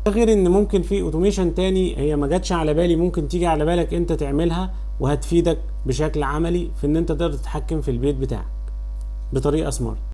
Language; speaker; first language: Arabic; native; Arabic